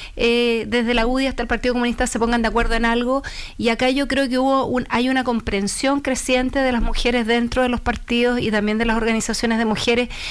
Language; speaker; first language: Spanish; native; Spanish